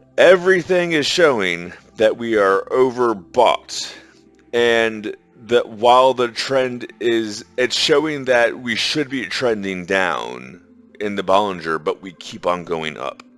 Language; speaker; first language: English; native; English